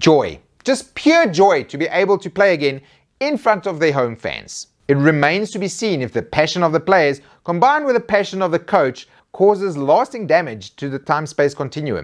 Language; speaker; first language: English; native; English